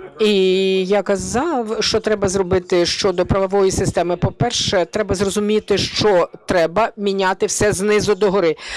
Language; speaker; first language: Ukrainian; early bilingual, heritage; Ukrainian